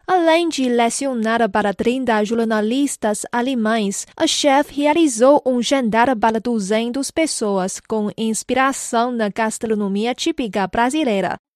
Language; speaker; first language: Portuguese; non-native, fluent; Chinese